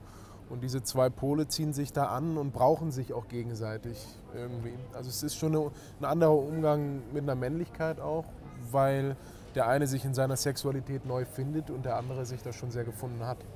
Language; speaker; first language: German; native; German